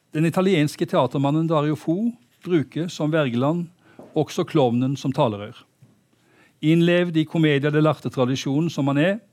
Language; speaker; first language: Norwegian; native; Norwegian